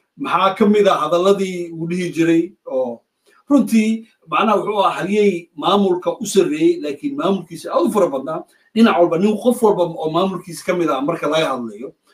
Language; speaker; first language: Somali; native; Somali